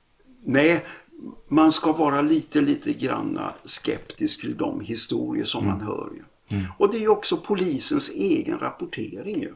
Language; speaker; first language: Swedish; native; Swedish